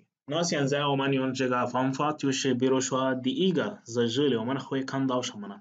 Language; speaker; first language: Chinese; non-native, fluent; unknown